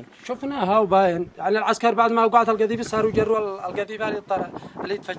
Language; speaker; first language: Arabic; native; Arabic